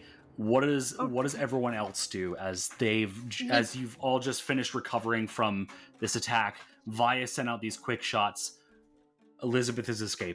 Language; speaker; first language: English; native; English